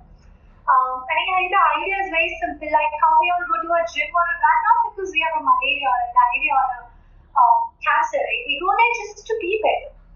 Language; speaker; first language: English; non-native, local second language; Hindi